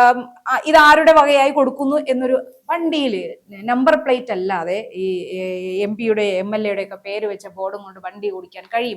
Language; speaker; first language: Malayalam; native; Malayalam